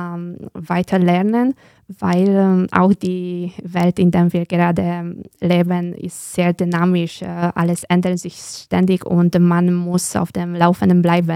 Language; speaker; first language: German; non-native, fluent; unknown